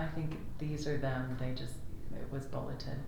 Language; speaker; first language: English; native; English